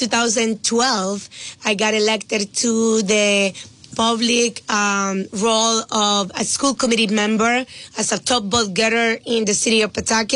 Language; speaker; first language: English; non-native, fluent; Spanish